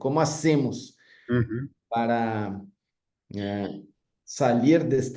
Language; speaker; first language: Spanish; non-native, fluent; Portuguese